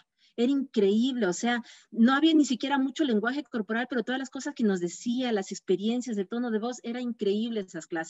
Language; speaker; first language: Spanish; native; Spanish